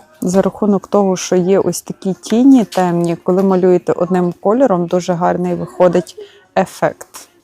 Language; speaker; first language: Ukrainian; native; Ukrainian